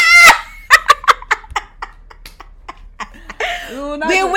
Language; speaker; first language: English; non-native, local second language; Yoruba